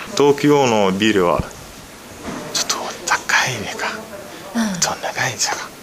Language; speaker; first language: Japanese; non-native, learner; Bambara